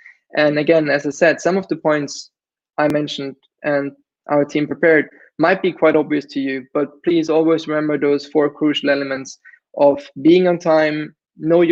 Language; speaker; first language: English; non-native, fluent; German